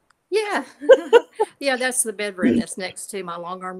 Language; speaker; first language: English; native; English